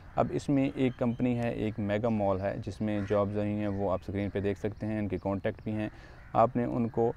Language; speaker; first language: Urdu; non-native, local second language; Punjabi